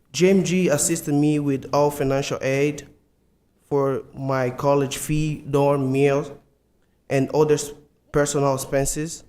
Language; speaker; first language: English; non-native, fluent; Portuguese